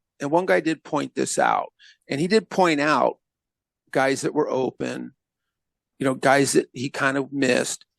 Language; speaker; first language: English; native; English